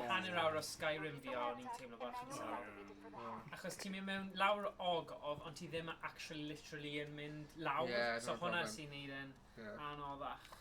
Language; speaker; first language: Welsh; non-native, local second language; English